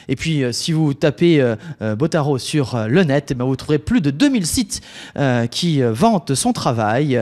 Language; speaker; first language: French; native; French